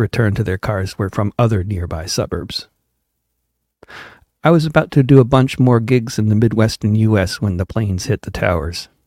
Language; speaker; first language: English; native; English